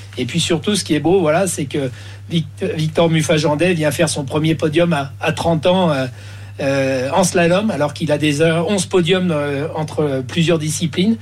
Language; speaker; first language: French; native; French